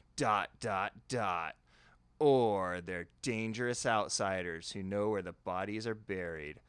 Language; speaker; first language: English; native; English